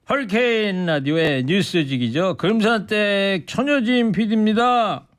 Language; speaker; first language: Korean; native; Korean